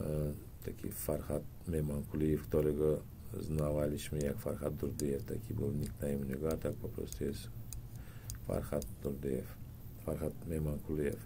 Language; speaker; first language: Polish; non-native, learner; Turkmen